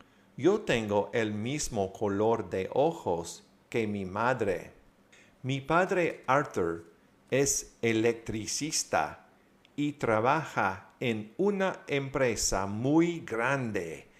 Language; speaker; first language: Spanish; non-native, fluent; English